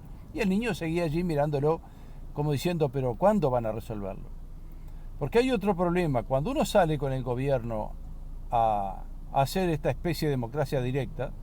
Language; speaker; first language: Spanish; native; Spanish